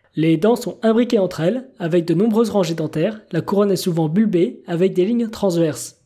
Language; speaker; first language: French; native; French